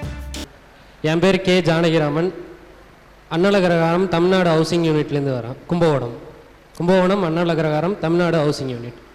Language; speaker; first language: Tamil; native; Tamil